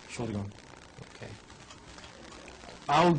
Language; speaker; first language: German; non-native, fluent; English